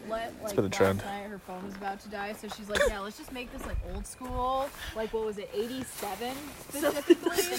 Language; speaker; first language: English; native; English